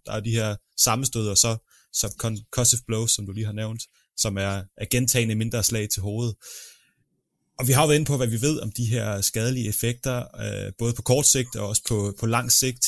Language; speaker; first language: Danish; native; Danish